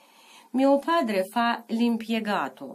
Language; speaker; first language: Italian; non-native, fluent; Russian